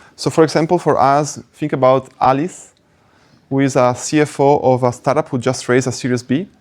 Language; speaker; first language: English; non-native, fluent; Italian